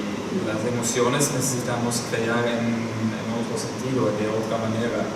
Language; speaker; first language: Spanish; non-native, fluent; German